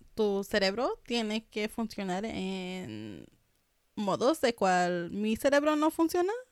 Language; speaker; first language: Spanish; early bilingual, heritage; Spanish